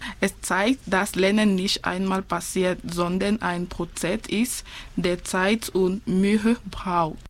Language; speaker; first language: German; non-native, fluent; French